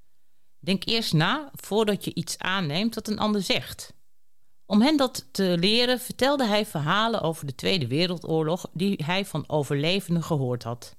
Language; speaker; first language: Dutch; native; Dutch